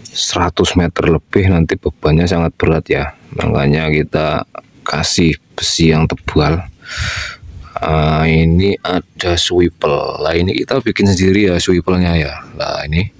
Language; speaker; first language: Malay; non-native, local second language; Javanese